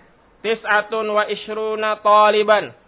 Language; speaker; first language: Arabic; non-native, learner; Indonesian